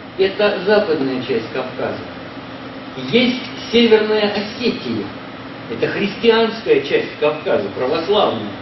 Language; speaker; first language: Russian; native; Russian